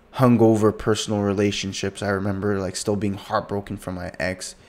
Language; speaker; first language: English; native; English